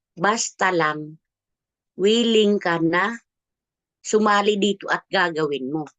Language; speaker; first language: Filipino; non-native, local second language; Cebuano